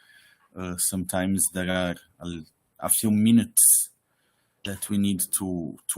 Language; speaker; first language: English; non-native, fluent; Portuguese